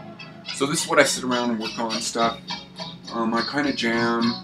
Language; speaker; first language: English; native; English